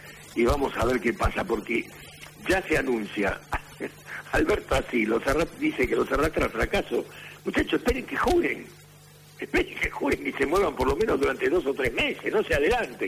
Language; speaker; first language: Spanish; native; Spanish